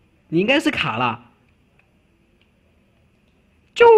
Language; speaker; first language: Chinese; native; Chinese